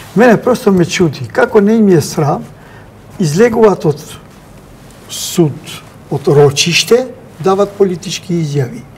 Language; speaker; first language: Macedonian; non-native, local second language; Albanian